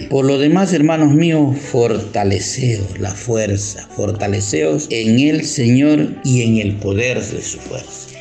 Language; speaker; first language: Spanish; native; Spanish